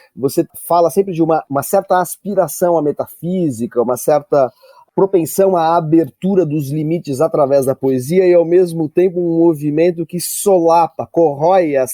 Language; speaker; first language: Portuguese; native; Portuguese